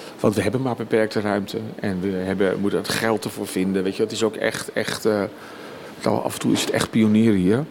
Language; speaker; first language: Dutch; native; Dutch